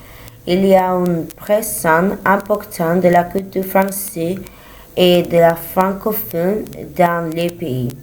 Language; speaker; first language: French; non-native, learner; Spanish